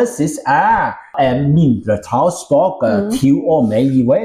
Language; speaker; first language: Norwegian; non-native, learner; Welsh